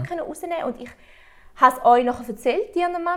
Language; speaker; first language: German; early bilingual, other home language; Albanian